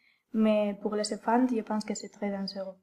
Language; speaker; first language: French; non-native, learner; Spanish